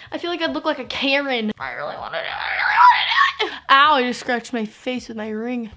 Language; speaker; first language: English; native; English